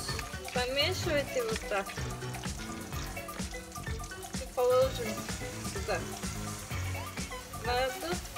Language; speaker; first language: Russian; non-native, learner; Tajik